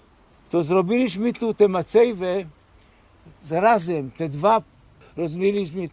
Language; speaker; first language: Polish; early bilingual, heritage; Polish